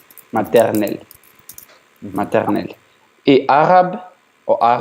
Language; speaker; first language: French; non-native, learner; Ukrainian